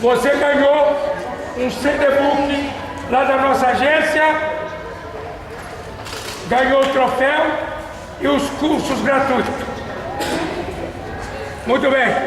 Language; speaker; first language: Portuguese; native; Portuguese